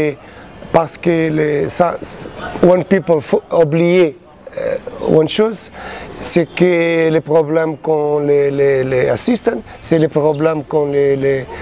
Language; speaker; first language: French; non-native, learner; Portuguese